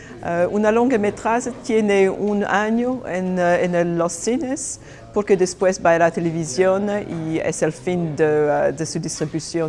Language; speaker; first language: Spanish; non-native, fluent; Portuguese